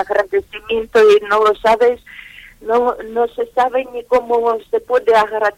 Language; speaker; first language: Spanish; non-native, fluent; Ukrainian